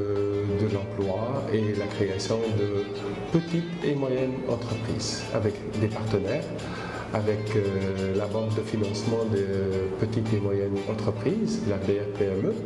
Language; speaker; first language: French; non-native, local second language; Arabic